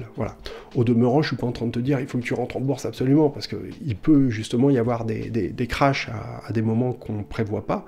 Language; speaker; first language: French; native; French